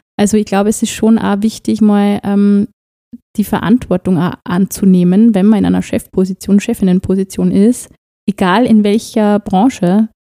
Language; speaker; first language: German; native; German